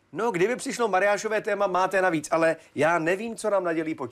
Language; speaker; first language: Czech; native; Czech